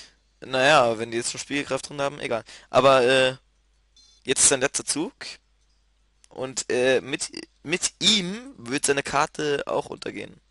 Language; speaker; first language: German; native; German